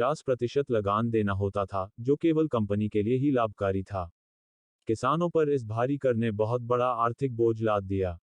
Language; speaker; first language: Hindi; native; Hindi